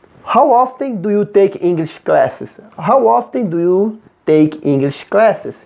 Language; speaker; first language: English; non-native, fluent; Portuguese